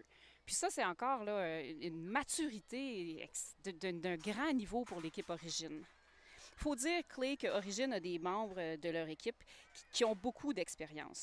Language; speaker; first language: French; native; French